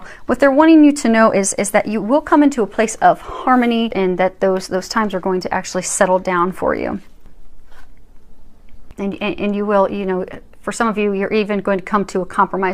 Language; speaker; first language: English; native; English